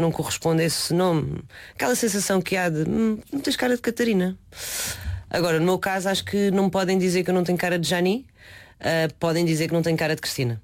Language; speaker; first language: Portuguese; non-native, local second language; Chinese